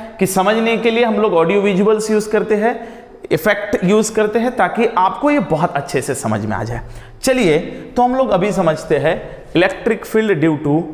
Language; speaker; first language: Hindi; non-native, local second language; Marathi